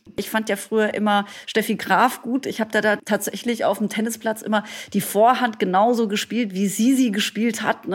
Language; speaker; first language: German; native; German